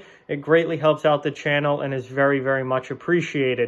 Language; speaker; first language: English; native; English